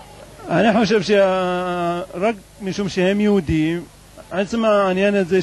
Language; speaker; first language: Hebrew; non-native, fluent; Arabic